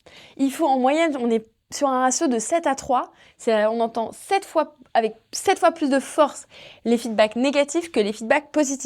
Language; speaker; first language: French; native; French